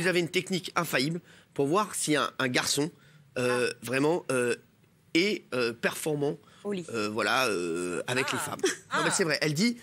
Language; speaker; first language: French; native; French